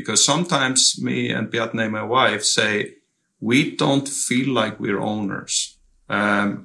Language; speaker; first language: English; non-native, fluent; Icelandic